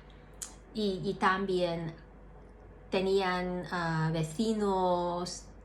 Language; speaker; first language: Spanish; non-native, learner; Cantonese